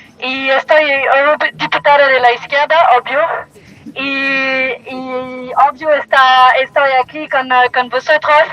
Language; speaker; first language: Spanish; non-native, learner; French